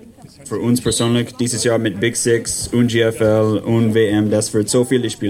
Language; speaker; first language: German; non-native, learner; English